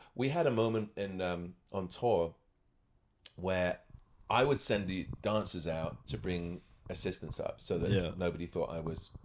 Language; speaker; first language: English; native; English